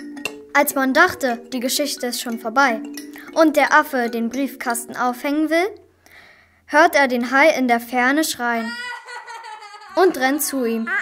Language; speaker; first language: German; native; German